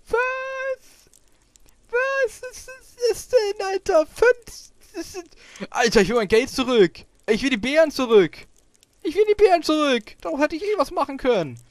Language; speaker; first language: German; native; German